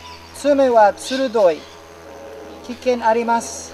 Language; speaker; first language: Japanese; non-native, learner; English